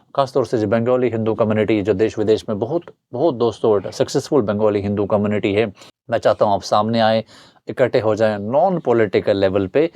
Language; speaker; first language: Hindi; native; Hindi